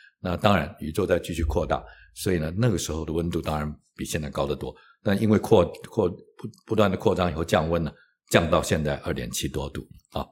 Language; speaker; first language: Chinese; native; Chinese